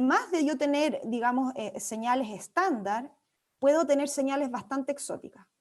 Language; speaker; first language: Spanish; native; Spanish